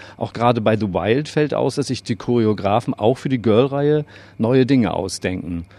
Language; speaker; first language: German; native; German